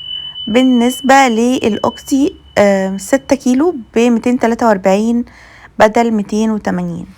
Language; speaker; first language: Arabic; native; Arabic